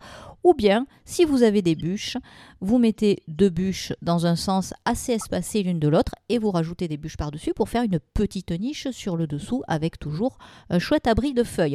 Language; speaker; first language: French; native; French